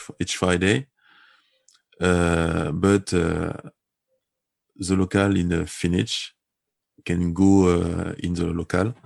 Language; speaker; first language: English; non-native, learner; French